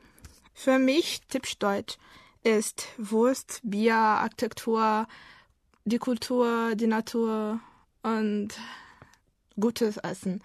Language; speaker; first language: German; non-native, learner; Portuguese